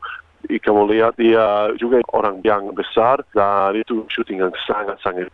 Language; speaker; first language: Indonesian; non-native, fluent; Croatian